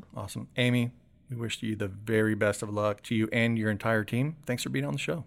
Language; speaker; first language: English; native; English